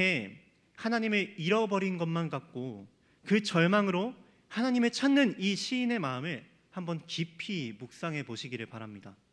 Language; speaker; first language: Korean; native; Korean